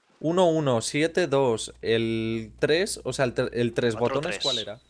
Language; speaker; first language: Spanish; native; Spanish